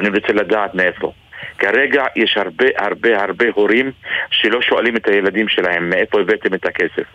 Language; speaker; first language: Hebrew; non-native, local second language; Arabic